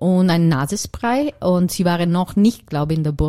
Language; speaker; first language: German; non-native, learner; Italian